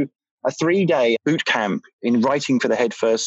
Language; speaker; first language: English; native; English